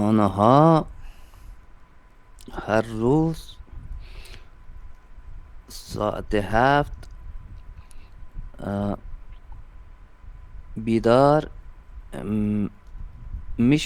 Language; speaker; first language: Persian; non-native, learner; Urdu